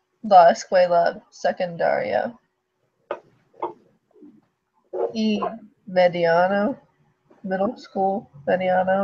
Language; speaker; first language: Spanish; non-native, learner; English